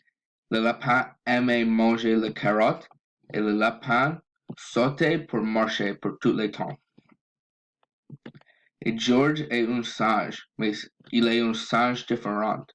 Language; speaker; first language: French; non-native, learner; English